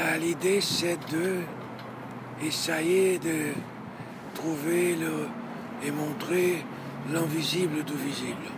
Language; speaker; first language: French; non-native, learner; Portuguese